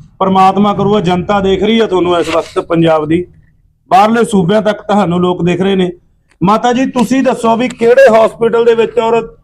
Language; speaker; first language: Punjabi; native; Punjabi